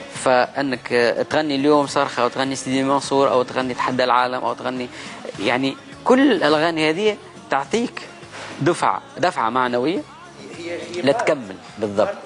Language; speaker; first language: Arabic; native; Arabic